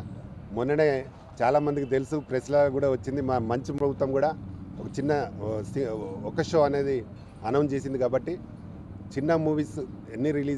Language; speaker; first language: Telugu; native; Telugu